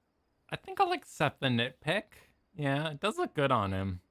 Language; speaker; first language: English; native; English